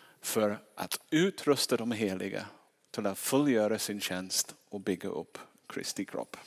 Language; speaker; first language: Swedish; non-native, fluent; English